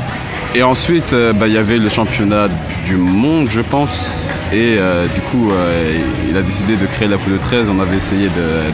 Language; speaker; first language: French; native; French